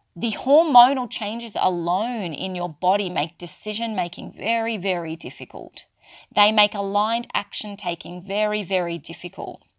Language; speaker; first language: English; native; English